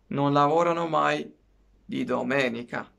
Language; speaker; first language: Italian; non-native, fluent; Persian